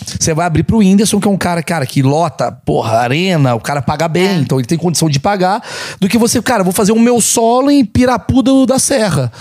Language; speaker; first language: Portuguese; native; Portuguese